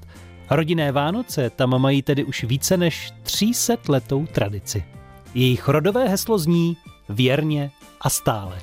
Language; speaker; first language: Czech; native; Czech